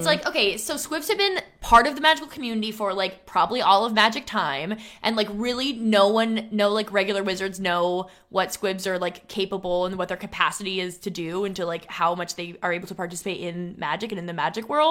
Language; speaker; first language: English; native; English